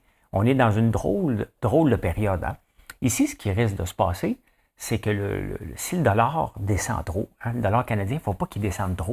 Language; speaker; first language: French; native; French